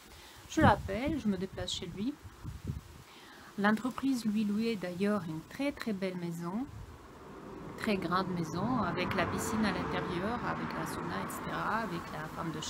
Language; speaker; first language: French; non-native, fluent; Russian